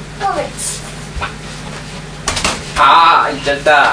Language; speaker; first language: Japanese; native; Japanese